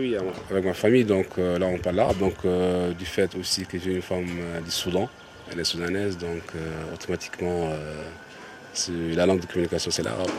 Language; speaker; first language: French; non-native, local second language; Arabic